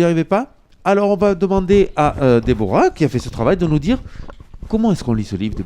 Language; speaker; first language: French; native; French